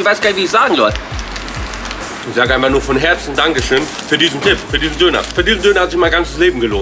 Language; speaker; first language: German; native; German